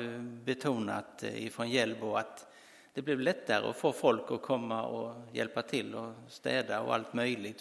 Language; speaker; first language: Swedish; native; Swedish